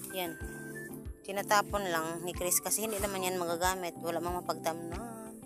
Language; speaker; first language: Filipino; non-native, local second language; Cebuano